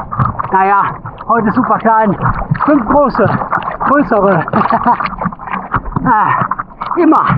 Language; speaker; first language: German; native; German